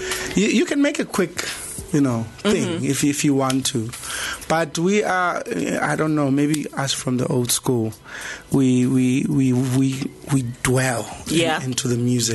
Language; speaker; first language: English; non-native, local second language; Zulu